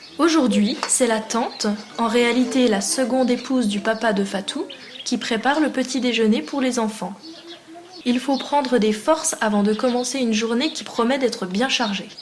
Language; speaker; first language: French; native; French